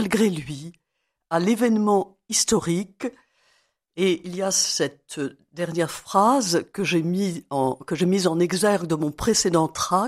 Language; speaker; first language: French; native; French